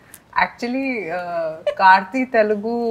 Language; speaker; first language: Telugu; non-native, fluent; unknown